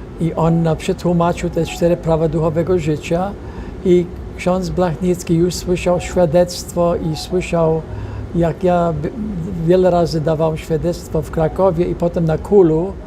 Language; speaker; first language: Polish; non-native, fluent; English